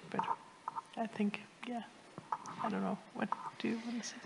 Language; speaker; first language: English; non-native, fluent; Danish